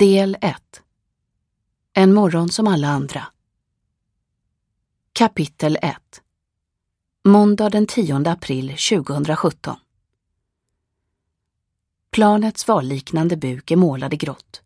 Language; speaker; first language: Swedish; native; Swedish